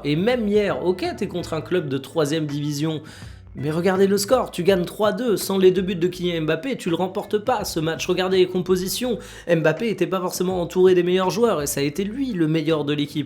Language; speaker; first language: French; native; French